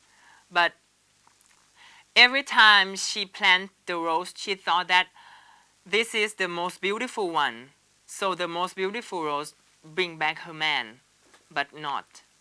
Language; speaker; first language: English; non-native, learner; Thai